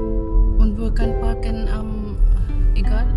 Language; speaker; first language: German; non-native, learner; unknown